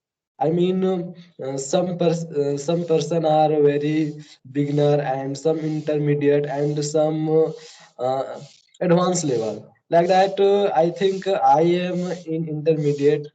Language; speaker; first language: English; non-native, learner; Hindi